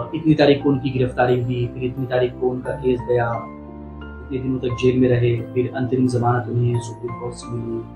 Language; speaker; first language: Hindi; native; Hindi